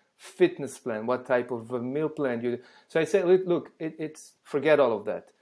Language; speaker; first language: English; non-native, fluent; Hebrew